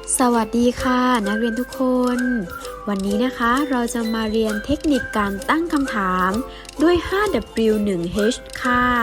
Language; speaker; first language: Thai; native; Thai